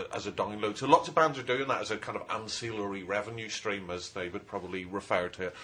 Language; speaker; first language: English; native; English